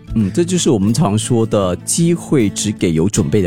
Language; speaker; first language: Chinese; native; Chinese